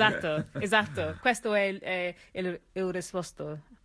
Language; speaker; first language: Italian; non-native, learner; English